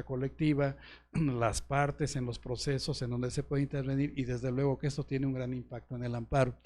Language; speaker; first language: Spanish; native; Spanish